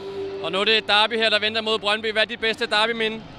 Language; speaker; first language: Danish; native; Danish